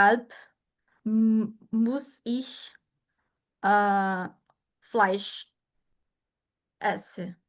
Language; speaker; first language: German; non-native, learner; Portuguese